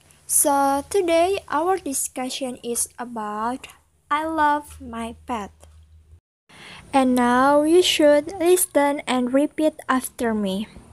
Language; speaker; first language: English; non-native, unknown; Indonesian